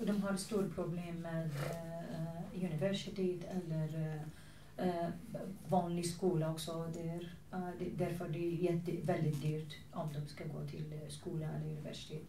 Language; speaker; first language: Swedish; non-native, fluent; Arabic